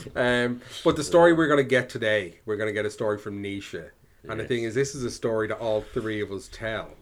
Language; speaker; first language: English; native; English